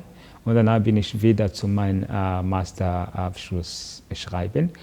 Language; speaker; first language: German; non-native, learner; Kinyarwanda